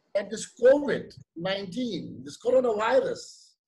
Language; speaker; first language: English; non-native, local second language; Kashmiri